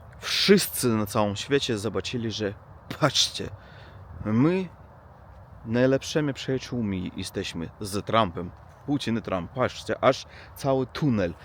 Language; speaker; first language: Polish; non-native, learner; Russian